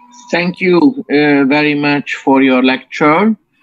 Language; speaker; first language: English; non-native, fluent; Hungarian